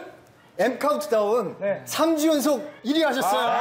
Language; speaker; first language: Korean; native; Korean